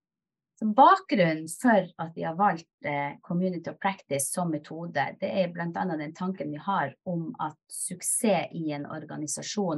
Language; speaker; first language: Norwegian; native; Norwegian